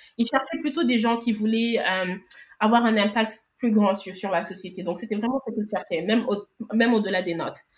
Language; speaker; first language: French; non-native, local second language; Wolof